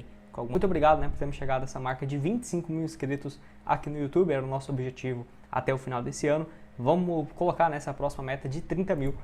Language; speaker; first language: Portuguese; native; Portuguese